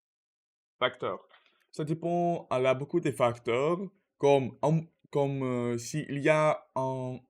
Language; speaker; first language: French; non-native, learner; Russian